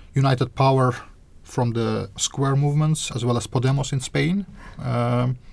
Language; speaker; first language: English; non-native, fluent; Azerbaijani